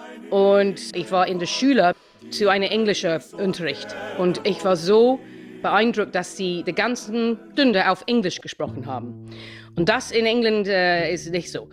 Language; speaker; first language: German; non-native, fluent; English